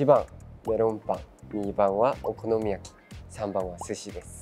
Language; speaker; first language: Japanese; non-native, fluent; Korean